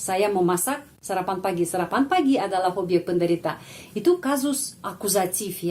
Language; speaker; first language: Indonesian; non-native, fluent; Russian